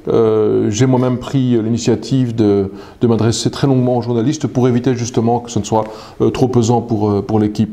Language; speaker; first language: French; native; French